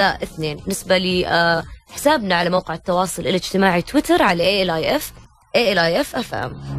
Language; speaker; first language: Arabic; native; Arabic